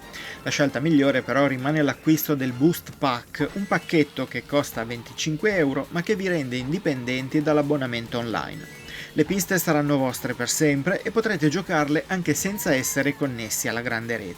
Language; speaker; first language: Italian; native; Italian